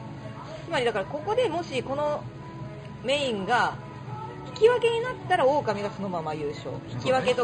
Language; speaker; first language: Japanese; native; Japanese